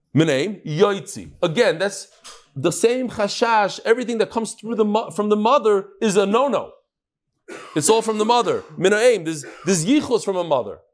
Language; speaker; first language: English; native; English